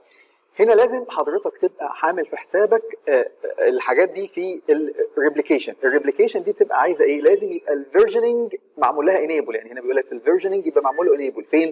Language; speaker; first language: Arabic; native; Arabic